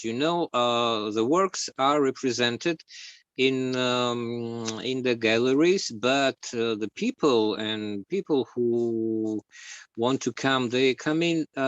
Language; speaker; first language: English; non-native, learner; Georgian